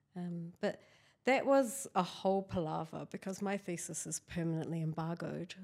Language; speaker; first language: English; native; English